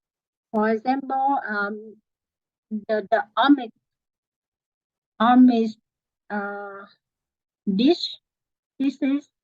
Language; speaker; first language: English; non-native, learner; Vietnamese